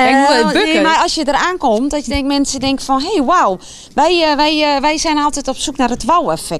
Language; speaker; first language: Dutch; native; Dutch